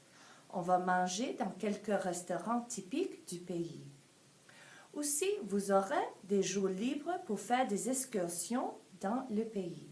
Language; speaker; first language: French; non-native, fluent; English